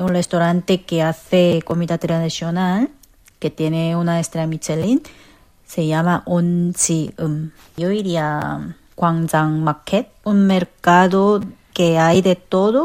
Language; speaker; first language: Spanish; non-native, fluent; Korean